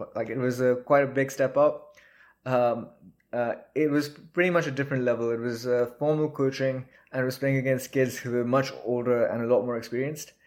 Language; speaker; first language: English; non-native, local second language; Urdu